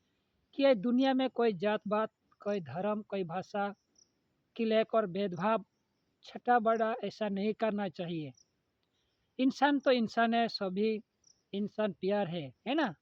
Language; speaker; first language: Hindi; non-native, local second language; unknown